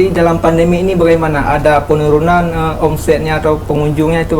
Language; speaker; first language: Indonesian; native; Indonesian